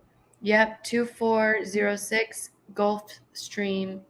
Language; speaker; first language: English; native; English